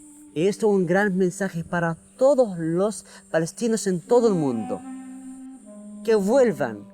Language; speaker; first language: Spanish; non-native, fluent; Arabic